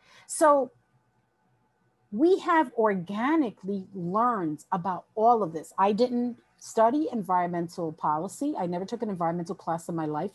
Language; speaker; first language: English; early bilingual, other home language; Spanish